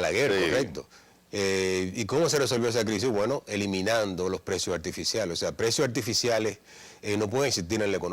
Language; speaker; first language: Spanish; native; Spanish